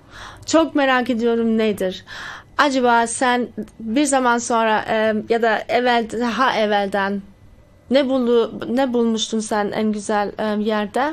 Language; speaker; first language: Turkish; early bilingual, heritage; Turkish